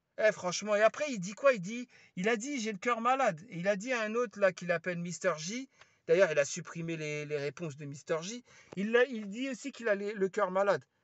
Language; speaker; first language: French; early bilingual, other home language; Lingala